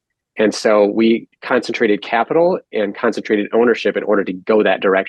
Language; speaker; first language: English; native; English